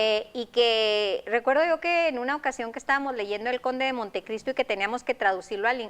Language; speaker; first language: Spanish; native; Spanish